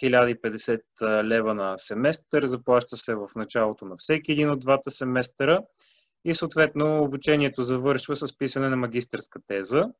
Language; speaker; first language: Bulgarian; native; Bulgarian